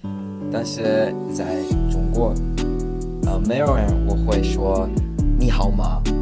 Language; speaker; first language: Chinese; non-native, learner; English